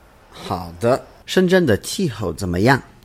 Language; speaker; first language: Chinese; non-native, learner; English